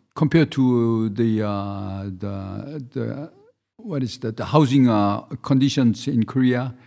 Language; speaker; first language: English; non-native, fluent; Korean